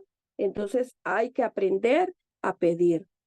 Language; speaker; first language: Spanish; native; Spanish